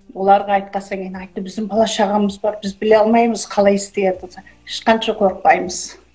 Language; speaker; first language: Kazakh; early bilingual, heritage; Kazakh